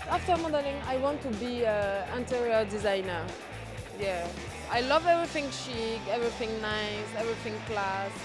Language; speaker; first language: English; non-native, learner; French